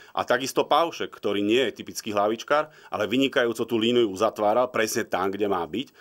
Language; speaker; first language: Slovak; native; Slovak